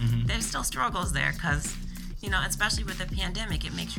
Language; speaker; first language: English; native; English